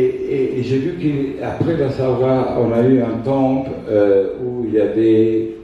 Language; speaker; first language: French; non-native, fluent; Italian